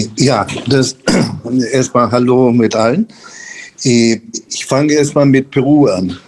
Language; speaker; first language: German; non-native, fluent; Spanish